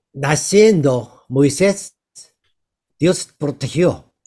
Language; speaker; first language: Spanish; non-native, learner; Korean